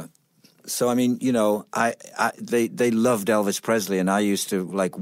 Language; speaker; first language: English; native; English